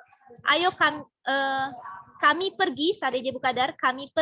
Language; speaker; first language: Indonesian; non-native, fluent; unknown